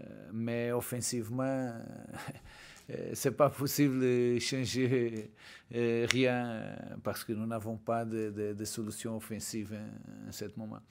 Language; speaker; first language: French; non-native, learner; Portuguese